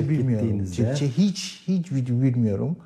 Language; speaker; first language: Turkish; non-native, learner; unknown